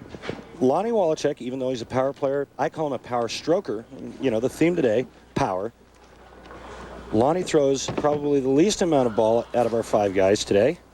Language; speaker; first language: English; native; English